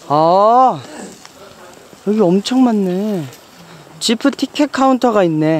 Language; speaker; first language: Korean; native; Korean